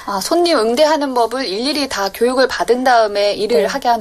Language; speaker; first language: Korean; native; Korean